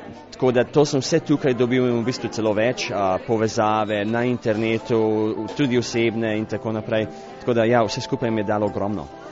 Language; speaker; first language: Slovenian; native; Slovenian